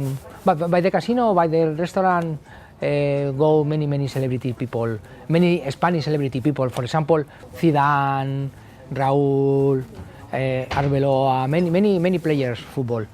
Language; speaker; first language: English; non-native, learner; Spanish